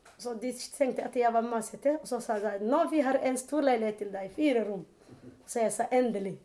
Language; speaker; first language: Norwegian; non-native, learner; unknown